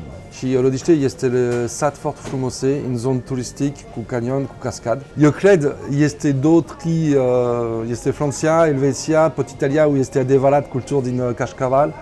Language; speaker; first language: Romanian; non-native, learner; French